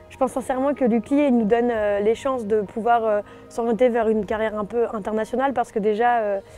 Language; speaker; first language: French; native; French